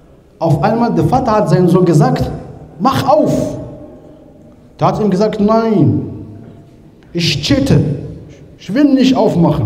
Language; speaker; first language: German; non-native, learner; Arabic